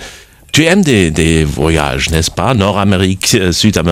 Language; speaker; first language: French; non-native, fluent; German